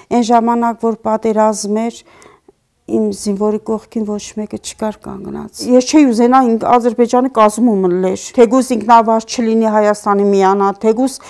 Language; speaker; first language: Armenian; native; Armenian